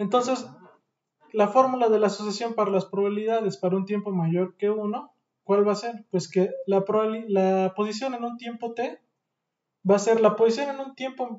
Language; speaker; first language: Spanish; native; Spanish